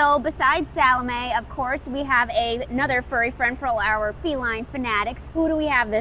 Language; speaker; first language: English; native; English